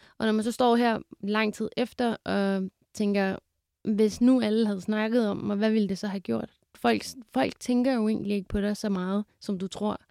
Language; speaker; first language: Danish; early bilingual, other home language; Kurdish